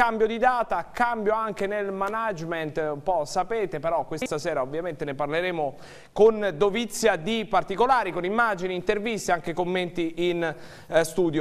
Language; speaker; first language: Italian; native; Italian